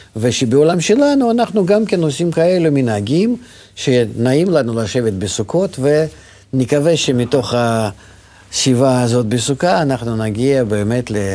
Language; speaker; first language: Hebrew; non-native, fluent; Russian